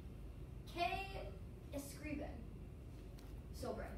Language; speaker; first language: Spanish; non-native, learner; English